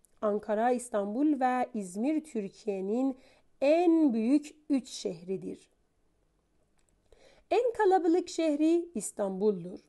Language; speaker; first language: Turkish; non-native, fluent; Persian